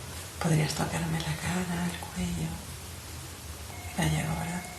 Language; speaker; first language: Spanish; native; Spanish